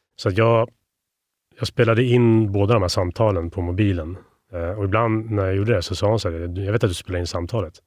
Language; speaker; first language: Swedish; native; Swedish